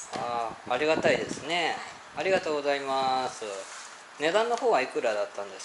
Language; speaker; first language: Japanese; native; Japanese